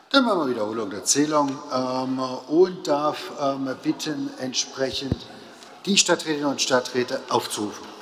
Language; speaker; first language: German; native; German